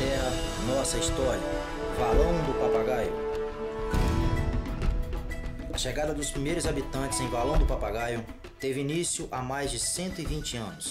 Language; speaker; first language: Portuguese; native; Portuguese